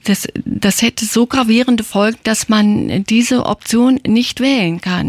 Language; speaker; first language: German; native; German